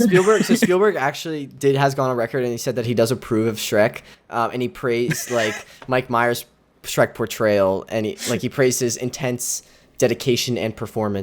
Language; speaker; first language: English; native; English